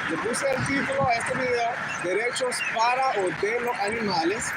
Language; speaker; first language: Spanish; early bilingual, heritage; Spanish